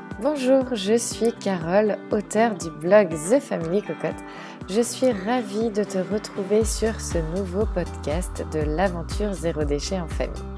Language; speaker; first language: French; native; French